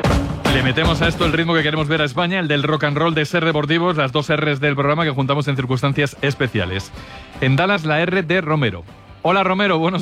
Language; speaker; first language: Spanish; native; Spanish